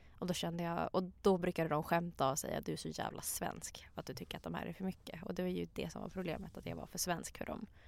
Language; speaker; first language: Swedish; native; Swedish